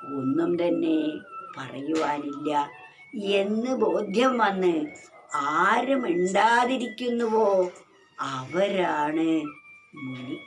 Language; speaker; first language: Malayalam; native; Malayalam